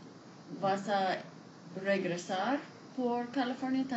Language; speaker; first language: Spanish; non-native, fluent; English